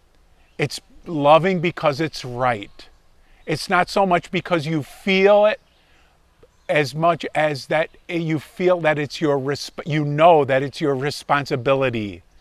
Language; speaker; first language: English; native; English